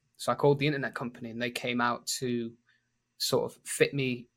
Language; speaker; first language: English; native; English